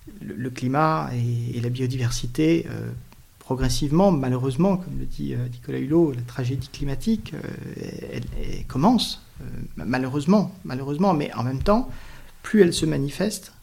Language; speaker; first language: French; native; French